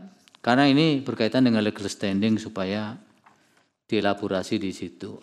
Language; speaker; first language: Indonesian; native; Indonesian